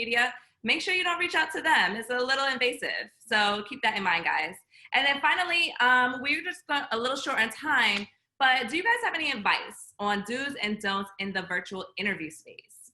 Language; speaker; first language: English; native; English